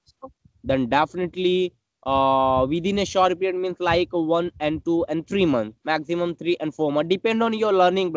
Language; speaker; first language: English; non-native, learner; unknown